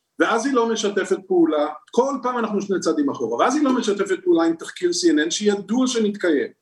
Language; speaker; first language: Hebrew; native; Hebrew